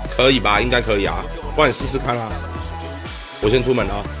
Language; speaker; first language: Chinese; native; Chinese